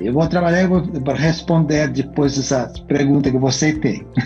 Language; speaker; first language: Portuguese; non-native, fluent; Spanish